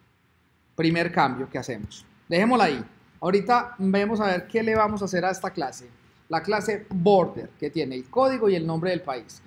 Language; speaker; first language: Spanish; native; Spanish